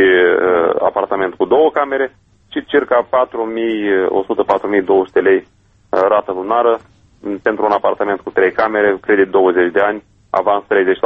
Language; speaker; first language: Romanian; native; Romanian